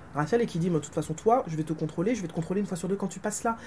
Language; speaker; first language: French; native; French